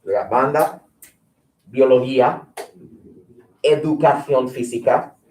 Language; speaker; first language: Spanish; non-native, fluent; English